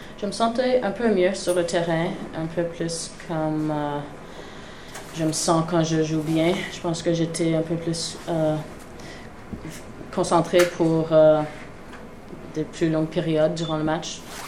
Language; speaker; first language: French; non-native, local second language; English